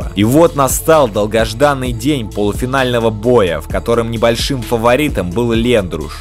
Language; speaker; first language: Russian; native; Russian